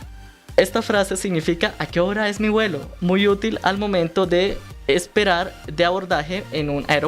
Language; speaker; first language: Spanish; native; Spanish